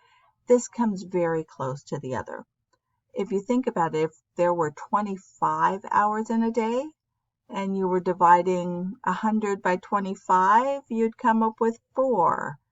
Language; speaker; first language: English; native; English